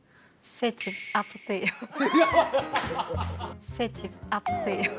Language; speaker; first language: Korean; non-native, learner; Vietnamese